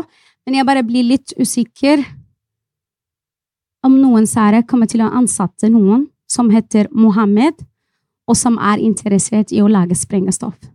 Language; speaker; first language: Norwegian; non-native, fluent; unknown